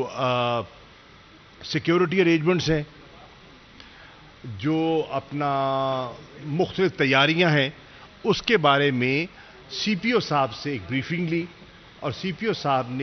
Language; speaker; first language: Urdu; non-native, local second language; Saraiki